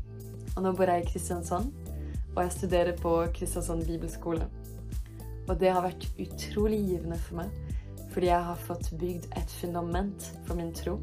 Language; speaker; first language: Norwegian; early bilingual, heritage; French